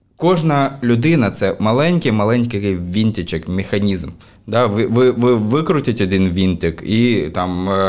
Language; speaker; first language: Ukrainian; non-native, local second language; Russian